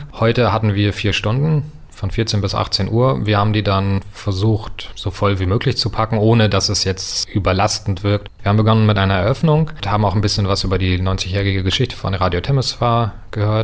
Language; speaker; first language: German; native; German